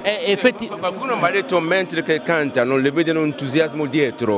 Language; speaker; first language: Italian; non-native, fluent; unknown